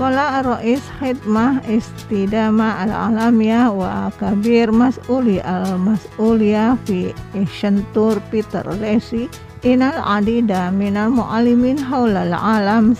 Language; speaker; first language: Arabic; non-native, fluent; Indonesian